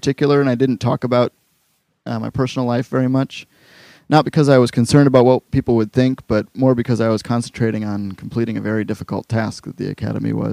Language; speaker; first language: English; native; English